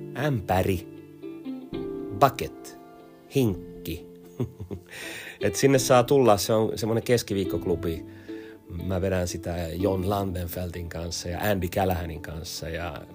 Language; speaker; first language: Finnish; early bilingual, heritage; Swedish